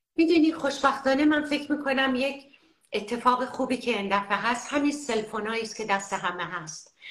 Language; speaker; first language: Persian; native; Persian